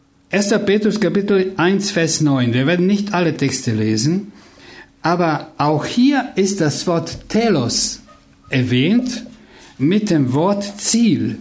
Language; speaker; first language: German; non-native, fluent; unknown